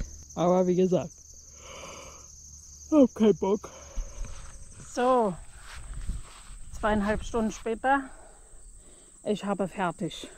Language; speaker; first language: German; native; German